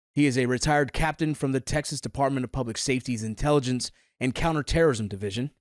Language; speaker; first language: English; native; English